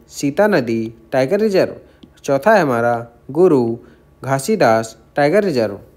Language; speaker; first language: Hindi; native; Hindi